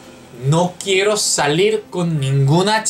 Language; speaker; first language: Spanish; non-native, fluent; Korean